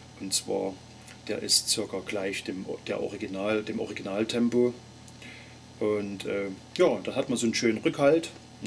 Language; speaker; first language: German; native; German